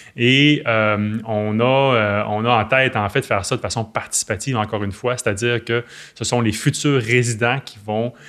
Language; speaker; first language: French; native; French